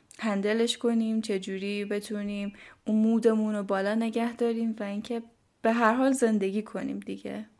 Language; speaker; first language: Persian; native; Persian